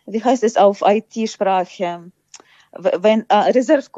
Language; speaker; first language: German; non-native, fluent; Ukrainian